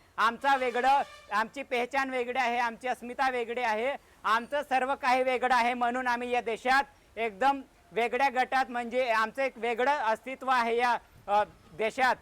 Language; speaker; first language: Marathi; non-native, local second language; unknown